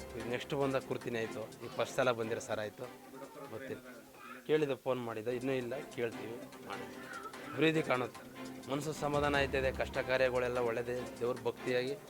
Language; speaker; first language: Kannada; native; Kannada